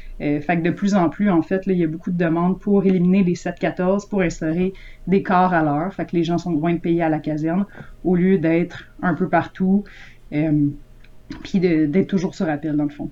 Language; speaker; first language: French; native; French